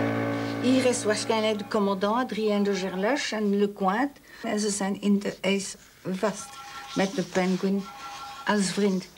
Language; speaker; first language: Dutch; non-native, learner; French